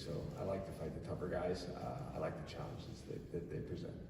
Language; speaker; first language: English; native; English